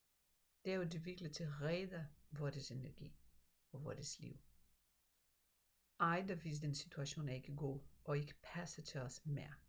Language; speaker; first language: Danish; non-native, fluent; Portuguese